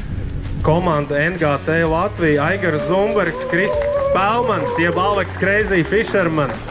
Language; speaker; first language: Latvian; native; Latvian